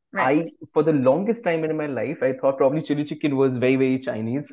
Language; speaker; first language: English; non-native, local second language; Bangla